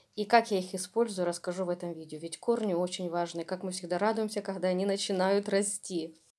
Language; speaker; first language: Russian; native; Russian